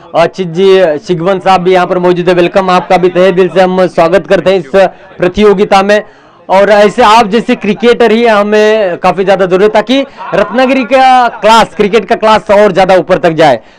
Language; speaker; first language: Hindi; non-native, local second language; Marathi